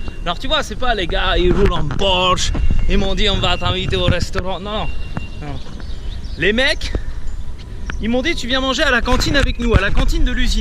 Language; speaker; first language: French; native; French